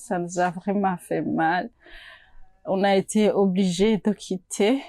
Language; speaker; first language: French; non-native, local second language; Rundi